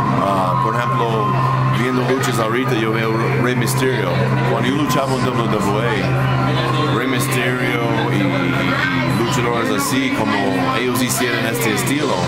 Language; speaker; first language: Spanish; non-native, fluent; English